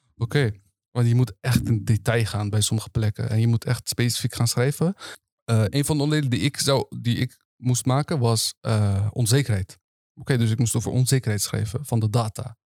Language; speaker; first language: Dutch; early bilingual, other home language; Turkish